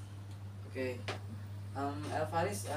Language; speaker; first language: English; non-native, learner; Indonesian